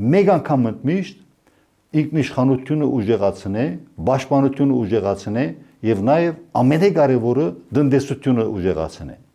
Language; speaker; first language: Armenian; early bilingual, heritage; Armenian